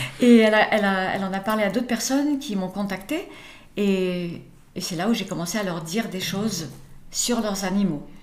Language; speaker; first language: French; early bilingual, other home language; English